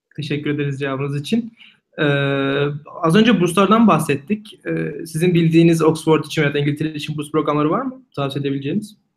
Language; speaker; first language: Turkish; native; Turkish